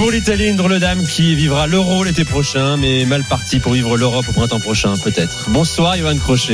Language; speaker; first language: French; native; French